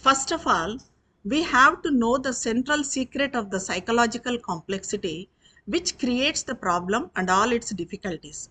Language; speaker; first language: English; non-native, local second language; Telugu